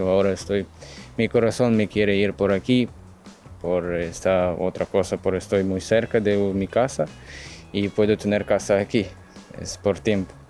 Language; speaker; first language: Spanish; non-native, learner; Ukrainian